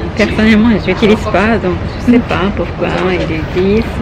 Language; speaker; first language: French; non-native, learner; Japanese